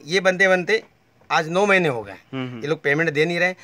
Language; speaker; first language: Hindi; native; Hindi